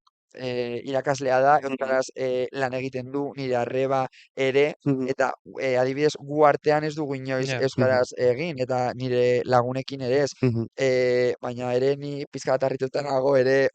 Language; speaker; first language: Basque; non-native, local second language; Spanish